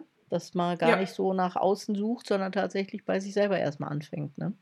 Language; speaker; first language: German; native; German